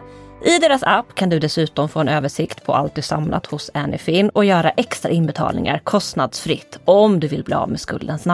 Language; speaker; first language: Swedish; native; Swedish